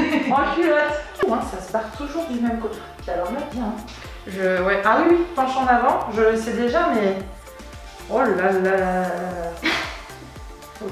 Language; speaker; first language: French; native; French